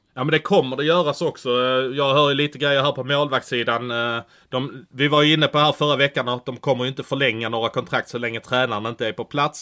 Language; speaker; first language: Swedish; native; Swedish